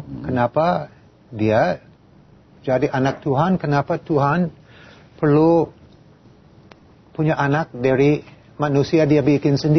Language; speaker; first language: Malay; non-native, fluent; English